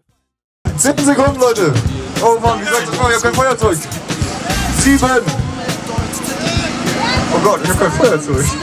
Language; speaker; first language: German; native; German